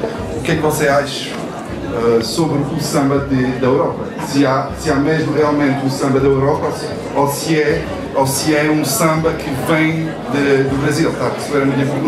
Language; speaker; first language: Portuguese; early bilingual, heritage; Portuguese